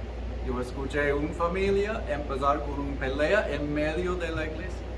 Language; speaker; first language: Spanish; early bilingual, heritage; Spanish